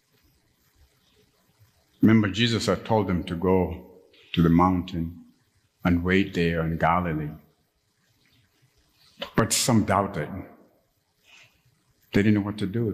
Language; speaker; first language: English; non-native, local second language; Ganda